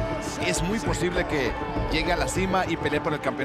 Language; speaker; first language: Spanish; native; Spanish